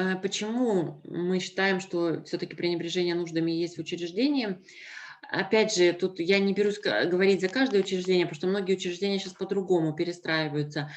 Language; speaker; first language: Russian; native; Russian